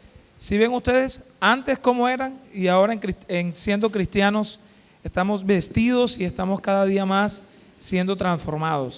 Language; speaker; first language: Spanish; native; Spanish